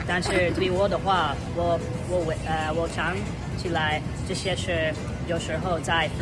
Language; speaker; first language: Chinese; non-native, fluent; English